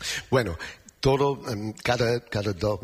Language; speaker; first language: Spanish; non-native, learner; English